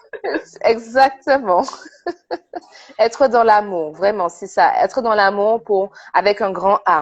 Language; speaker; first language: French; native; French